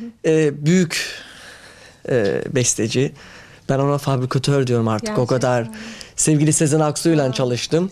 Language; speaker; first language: Turkish; early bilingual, heritage; Turkish